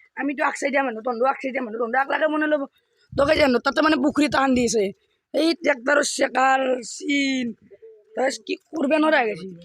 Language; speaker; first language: Assamese; non-native, local second language; Bangla